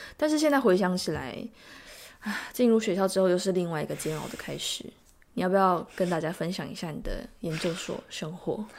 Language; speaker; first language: Chinese; native; Chinese